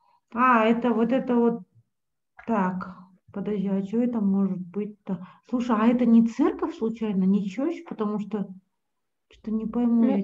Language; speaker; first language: Russian; native; Russian